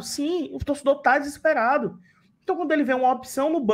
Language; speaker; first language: Portuguese; native; Portuguese